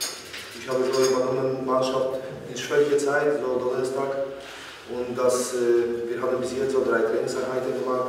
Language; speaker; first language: German; non-native, learner; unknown